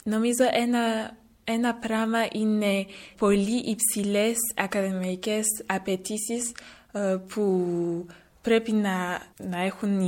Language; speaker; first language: Greek; early bilingual, heritage; French